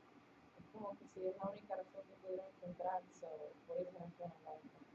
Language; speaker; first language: Spanish; early bilingual, heritage; Spanish